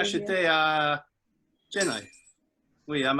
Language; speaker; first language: French; non-native, learner; English